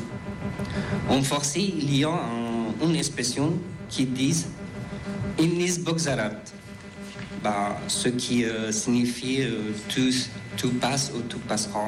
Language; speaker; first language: French; non-native, fluent; Persian